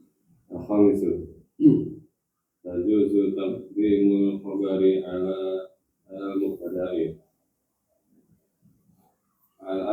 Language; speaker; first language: Arabic; non-native, learner; Indonesian